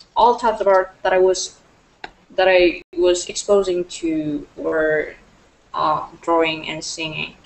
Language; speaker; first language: English; non-native, fluent; Vietnamese